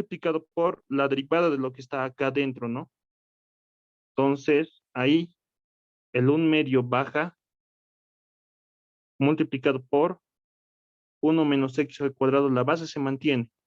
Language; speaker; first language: Spanish; native; Spanish